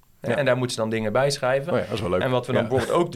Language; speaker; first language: Dutch; native; Dutch